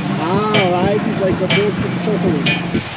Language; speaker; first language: English; non-native, learner; Serbian